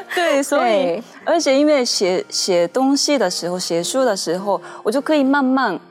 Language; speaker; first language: Chinese; non-native, fluent; Japanese